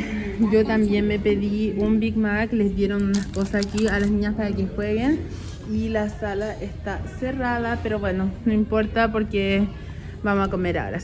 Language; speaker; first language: Spanish; native; Spanish